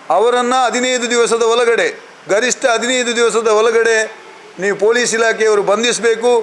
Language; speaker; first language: Kannada; non-native, local second language; Tulu